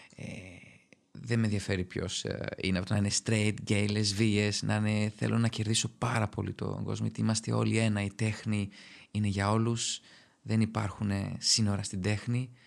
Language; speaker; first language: Greek; early bilingual, other home language; Albanian